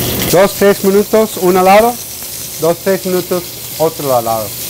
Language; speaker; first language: Spanish; non-native, learner; English